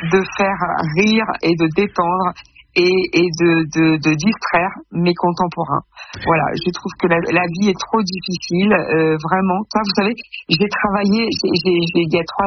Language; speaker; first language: French; native; French